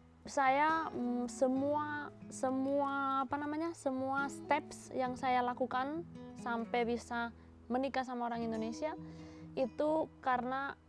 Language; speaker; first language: Indonesian; non-native, fluent; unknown